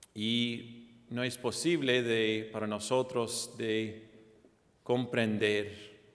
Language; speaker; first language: Spanish; non-native, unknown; English